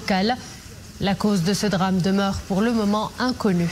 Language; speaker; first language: French; non-native, local second language; Arabic